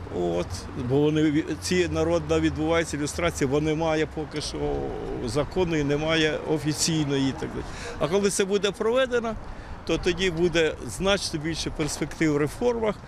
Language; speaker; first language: Ukrainian; native; Ukrainian